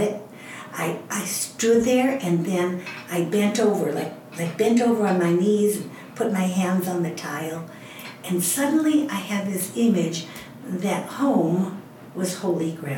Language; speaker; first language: English; native; English